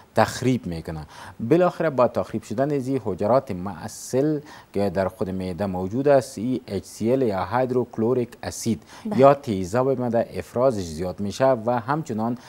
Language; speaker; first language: Persian; native; Persian